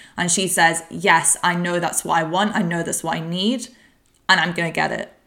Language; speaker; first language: English; native; English